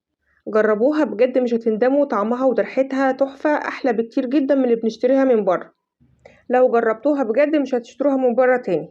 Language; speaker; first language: Arabic; native; Arabic